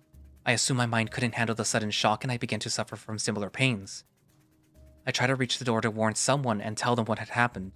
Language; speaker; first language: English; native; English